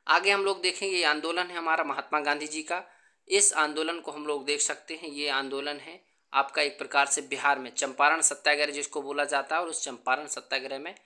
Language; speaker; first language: Hindi; native; Hindi